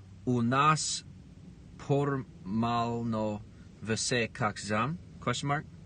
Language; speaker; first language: Russian; non-native, learner; English